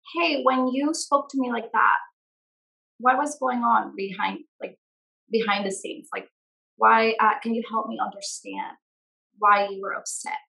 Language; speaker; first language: English; non-native, fluent; Spanish